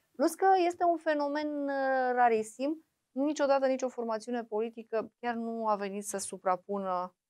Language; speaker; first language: Romanian; native; Romanian